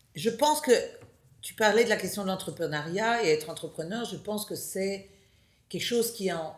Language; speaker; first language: French; native; French